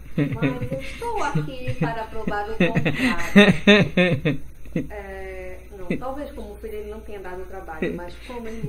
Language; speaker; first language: Portuguese; native; Portuguese